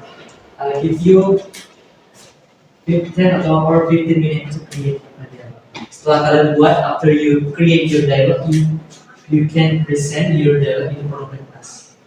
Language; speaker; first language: English; non-native, learner; Indonesian